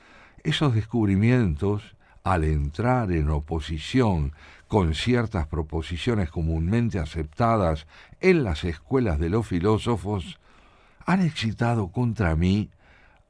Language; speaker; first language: Spanish; native; Spanish